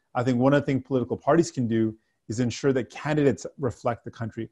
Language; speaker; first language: English; native; English